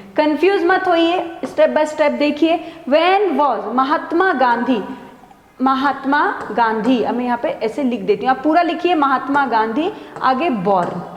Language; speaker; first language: Hindi; native; Hindi